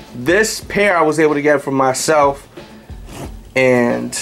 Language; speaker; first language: English; native; English